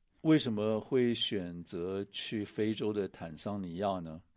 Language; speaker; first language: Chinese; native; Chinese